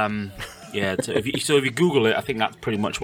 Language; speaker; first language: English; native; English